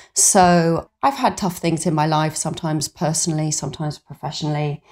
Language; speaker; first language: English; native; English